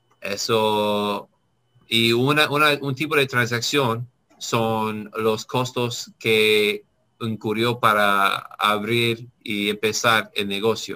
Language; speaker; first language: Spanish; non-native, learner; English